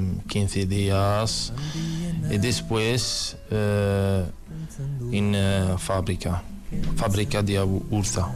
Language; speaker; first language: Spanish; non-native, learner; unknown